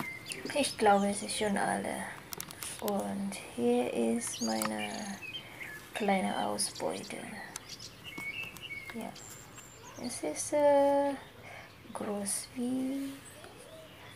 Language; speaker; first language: German; non-native, fluent; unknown